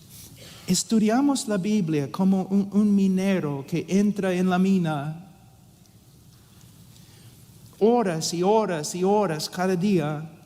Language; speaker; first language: Spanish; non-native, fluent; English